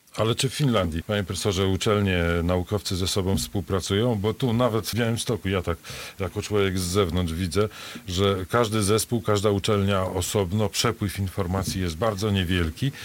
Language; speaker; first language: Polish; native; Polish